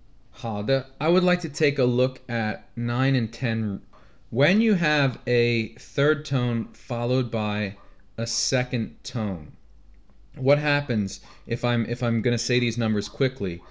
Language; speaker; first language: English; native; English